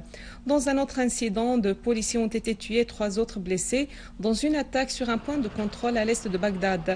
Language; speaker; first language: French; non-native, fluent; Arabic